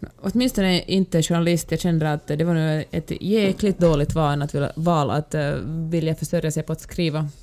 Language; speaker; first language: Swedish; native; Swedish